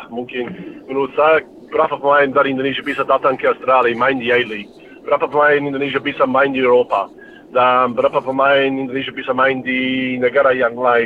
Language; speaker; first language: Indonesian; non-native, fluent; English